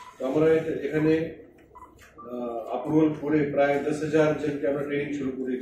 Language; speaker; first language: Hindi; non-native, local second language; Bangla